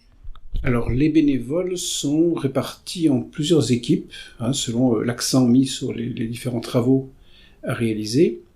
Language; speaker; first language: French; native; French